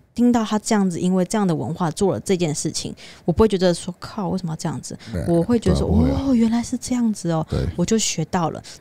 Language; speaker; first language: Chinese; native; Chinese